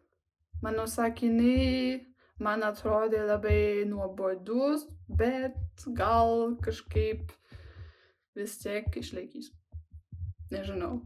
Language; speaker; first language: Lithuanian; non-native, learner; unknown